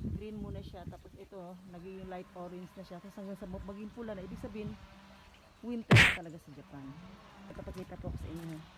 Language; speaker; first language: Filipino; native; Filipino